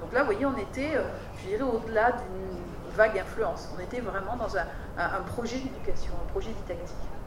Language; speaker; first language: French; native; French